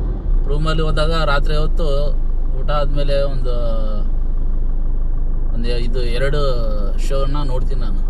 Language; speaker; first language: Kannada; non-native, local second language; Urdu